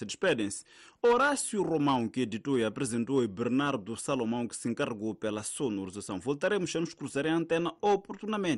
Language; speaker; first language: Portuguese; native; Portuguese